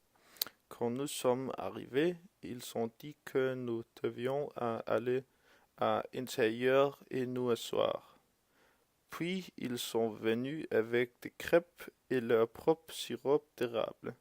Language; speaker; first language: French; non-native, learner; Danish